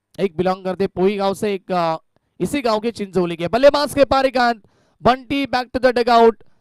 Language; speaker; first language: Hindi; non-native, local second language; Marathi